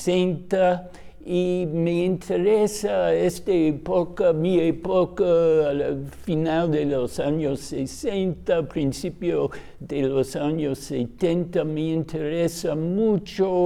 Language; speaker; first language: Spanish; non-native, fluent; English